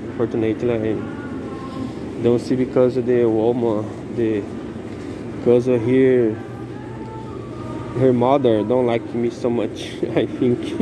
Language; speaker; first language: English; non-native, learner; Portuguese